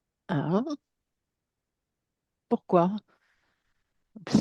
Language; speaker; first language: French; native; French